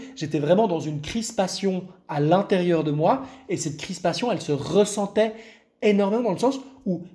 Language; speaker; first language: French; non-native, local second language; Arabic